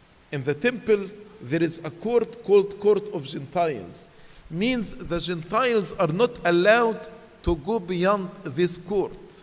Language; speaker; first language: English; non-native, fluent; Arabic